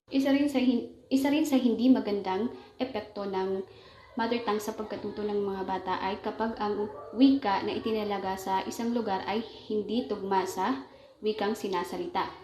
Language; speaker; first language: Filipino; non-native, local second language; Maranao